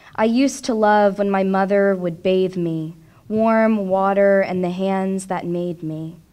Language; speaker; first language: English; native; English